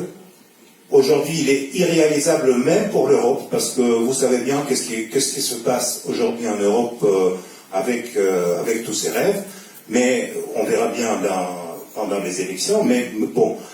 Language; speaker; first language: French; non-native, fluent; Russian